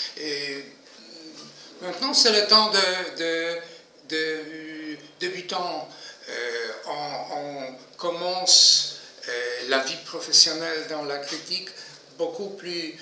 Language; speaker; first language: French; non-native, fluent; Polish